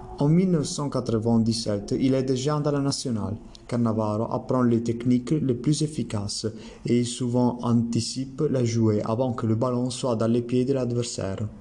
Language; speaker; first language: French; non-native, learner; Italian